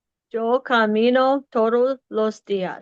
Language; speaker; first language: Spanish; non-native, learner; English